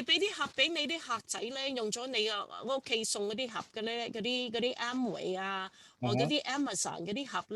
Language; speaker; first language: Cantonese; early bilingual, heritage; Cantonese